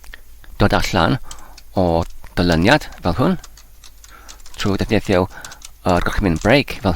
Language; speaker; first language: Welsh; non-native, learner; English